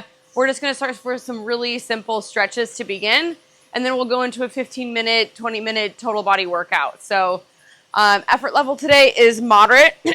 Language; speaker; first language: English; native; English